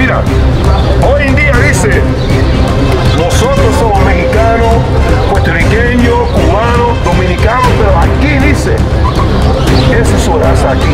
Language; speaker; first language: Spanish; early bilingual, heritage; Spanish